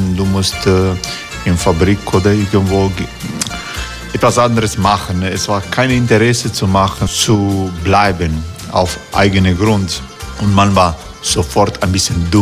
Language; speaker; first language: German; non-native, learner; Croatian